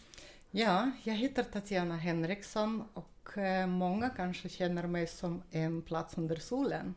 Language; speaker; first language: Swedish; non-native, fluent; Russian